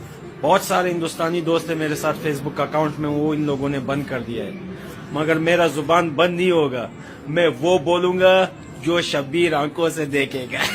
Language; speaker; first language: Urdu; non-native, fluent; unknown